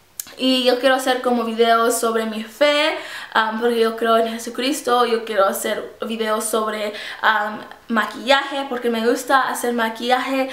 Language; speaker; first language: Spanish; early bilingual, heritage; Spanish